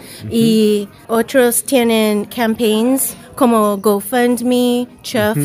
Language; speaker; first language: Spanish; non-native, learner; English